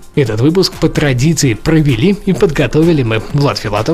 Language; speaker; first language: Russian; native; Russian